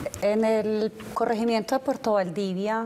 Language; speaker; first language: Spanish; native; Spanish